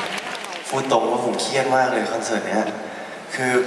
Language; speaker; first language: Thai; native; Thai